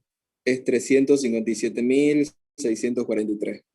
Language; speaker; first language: Spanish; native; Spanish